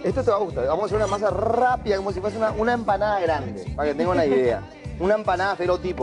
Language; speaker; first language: Spanish; native; Spanish